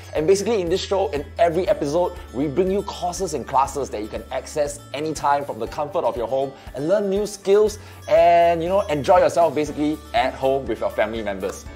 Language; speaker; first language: English; native; English